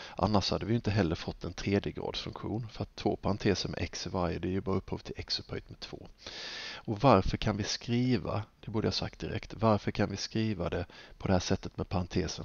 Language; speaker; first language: Swedish; native; Swedish